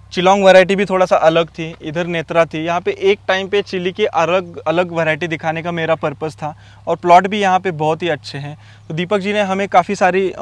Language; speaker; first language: Hindi; native; Hindi